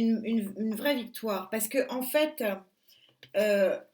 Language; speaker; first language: French; native; French